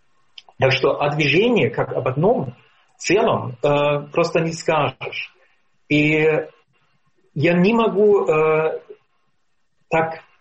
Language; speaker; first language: Russian; non-native, fluent; German